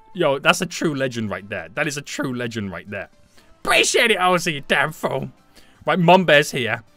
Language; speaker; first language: English; native; English